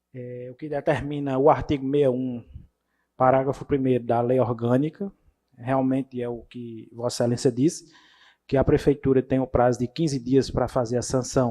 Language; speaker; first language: Portuguese; native; Portuguese